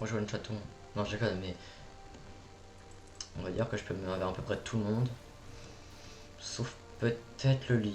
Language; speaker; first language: French; native; French